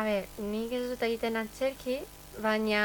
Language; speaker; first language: Basque; non-native, local second language; Spanish